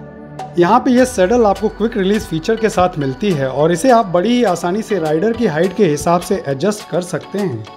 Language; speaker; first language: Hindi; native; Hindi